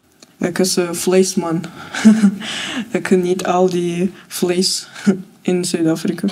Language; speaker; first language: Dutch; non-native, learner; Russian